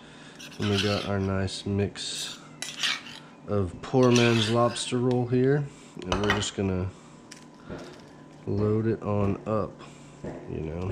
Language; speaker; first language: English; native; English